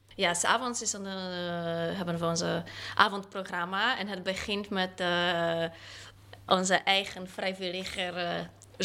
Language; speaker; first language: Dutch; non-native, fluent; Polish